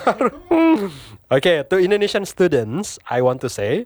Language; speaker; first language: English; non-native, fluent; Indonesian